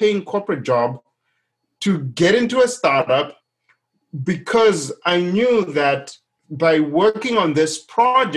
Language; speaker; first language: English; non-native, local second language; Shona